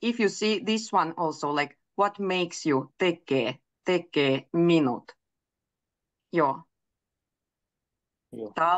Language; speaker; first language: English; non-native, fluent; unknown